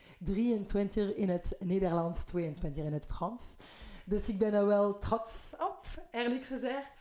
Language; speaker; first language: Dutch; non-native, fluent; French